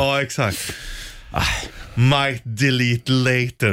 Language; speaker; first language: Swedish; native; Swedish